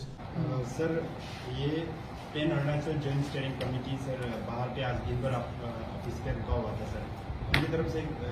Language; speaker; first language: Hindi; non-native, local second language; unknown